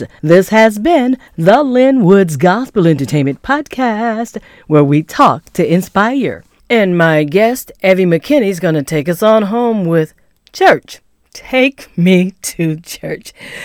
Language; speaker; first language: English; native; English